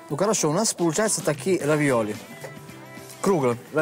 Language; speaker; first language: Russian; non-native, fluent; Italian